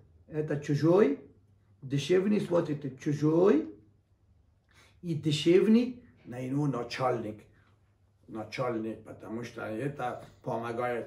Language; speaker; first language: Russian; non-native, learner; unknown